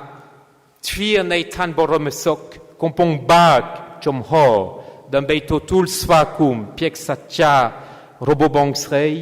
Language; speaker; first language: Khmer; non-native, fluent; French